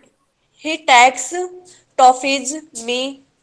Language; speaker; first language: English; non-native, learner; Hindi